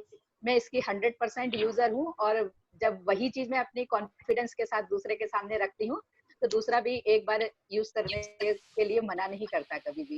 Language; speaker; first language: Hindi; native; Hindi